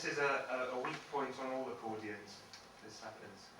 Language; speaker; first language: English; native; English